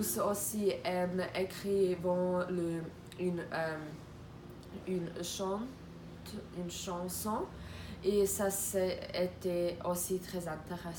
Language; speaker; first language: French; non-native, learner; Croatian